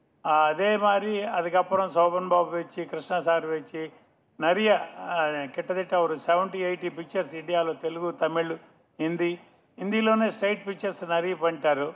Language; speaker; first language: Tamil; non-native, local second language; Telugu